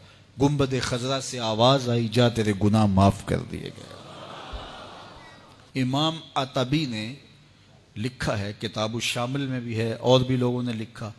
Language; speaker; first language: Urdu; native; Urdu